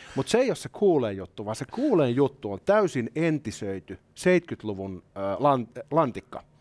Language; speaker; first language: Finnish; native; Finnish